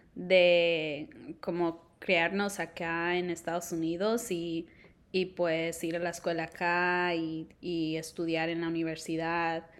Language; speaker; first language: Spanish; early bilingual, heritage; Spanish